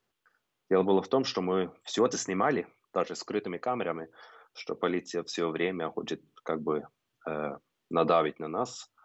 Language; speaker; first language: Russian; non-native, fluent; Norwegian